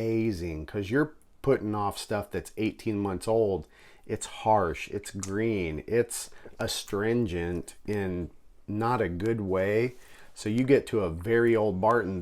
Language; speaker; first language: English; native; English